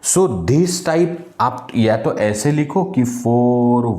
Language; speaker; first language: Hindi; non-native, local second language; Marathi